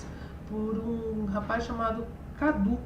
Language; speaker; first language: Portuguese; native; Portuguese